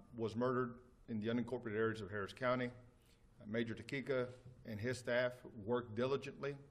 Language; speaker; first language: English; early bilingual, other home language; Spanish